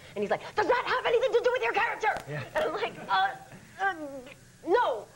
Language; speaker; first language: English; native; English